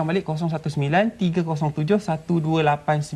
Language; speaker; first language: Malay; native; Malay